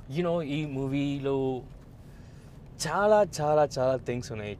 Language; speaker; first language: Telugu; non-native, learner; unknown